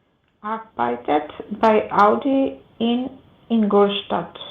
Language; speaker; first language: German; non-native, learner; Macedonian